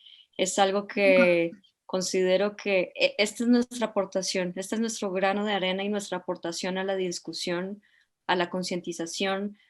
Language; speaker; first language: Spanish; native; Spanish